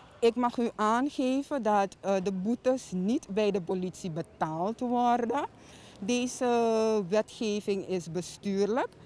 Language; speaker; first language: Dutch; native; Dutch